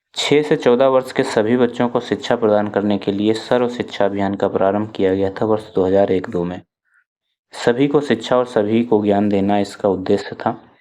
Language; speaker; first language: Hindi; native; Hindi